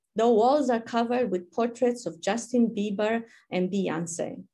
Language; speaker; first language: English; non-native, fluent; Romanian